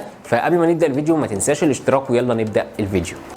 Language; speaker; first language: Arabic; native; Arabic